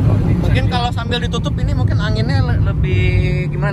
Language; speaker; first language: Indonesian; native; Indonesian